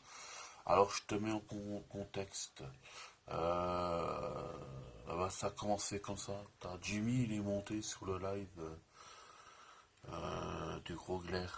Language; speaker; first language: French; native; French